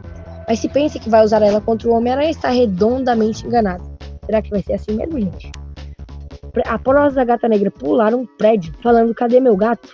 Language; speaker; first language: Portuguese; native; Portuguese